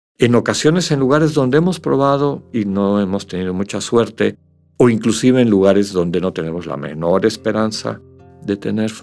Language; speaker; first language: Spanish; native; Spanish